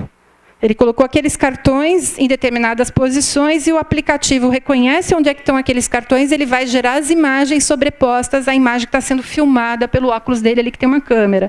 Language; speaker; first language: Portuguese; native; Portuguese